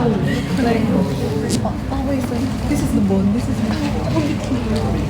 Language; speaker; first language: English; non-native, learner; Malay